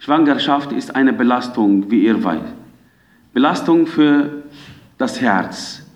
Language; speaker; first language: German; non-native, fluent; Arabic